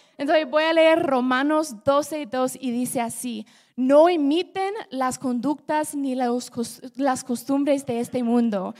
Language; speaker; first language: Spanish; non-native, fluent; English